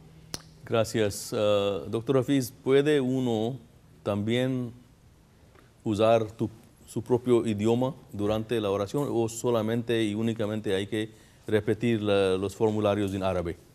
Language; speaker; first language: Spanish; non-native, fluent; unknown